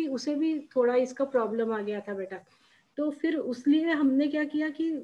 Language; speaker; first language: Hindi; non-native, local second language; Marathi